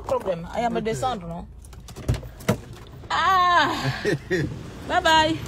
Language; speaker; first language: English; non-native, learner; French